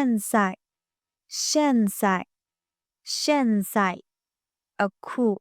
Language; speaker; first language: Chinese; non-native, fluent; Burmese